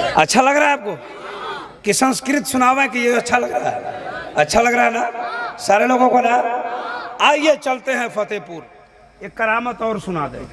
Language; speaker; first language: Hindi; native; Hindi